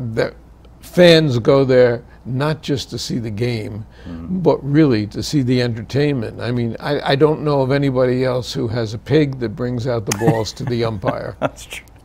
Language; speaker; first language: English; native; English